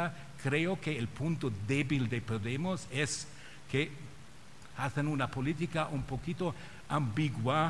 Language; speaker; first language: Spanish; non-native, fluent; German